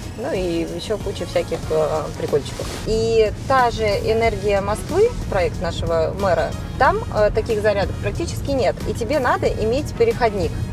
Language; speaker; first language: Russian; native; Russian